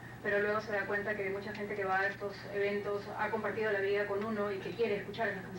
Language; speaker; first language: Spanish; native; Spanish